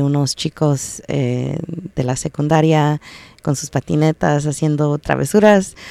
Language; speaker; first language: Spanish; early bilingual, heritage; Spanish